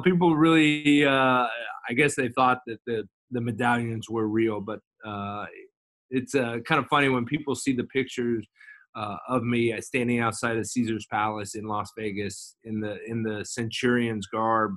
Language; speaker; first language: English; native; English